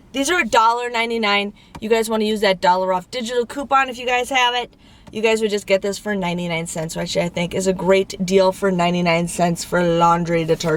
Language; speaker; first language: English; native; English